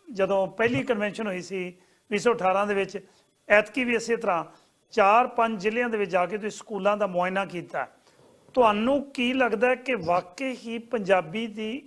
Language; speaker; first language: Punjabi; native; Punjabi